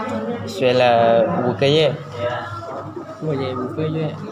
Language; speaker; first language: Chinese; non-native, learner; Lao